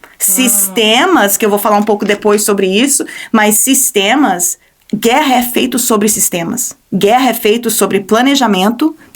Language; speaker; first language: Portuguese; early bilingual, heritage; Portuguese